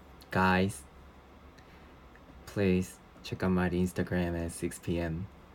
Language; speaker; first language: English; non-native, learner; Korean